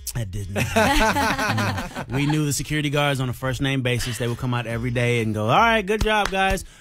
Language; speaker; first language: English; native; English